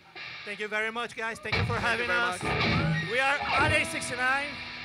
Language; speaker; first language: English; non-native, fluent; Portuguese